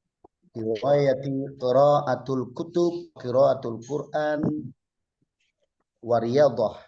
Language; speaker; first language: Arabic; non-native, learner; Indonesian